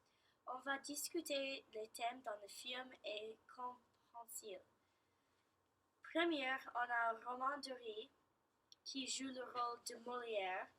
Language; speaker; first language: French; non-native, learner; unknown